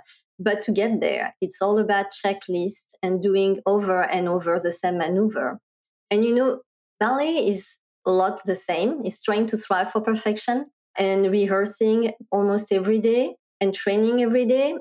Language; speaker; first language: English; non-native, fluent; French